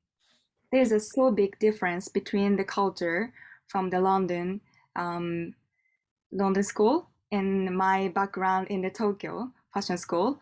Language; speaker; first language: English; non-native, learner; Japanese